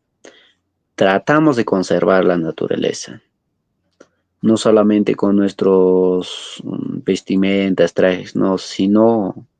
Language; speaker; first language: Spanish; non-native, local second language; Quechua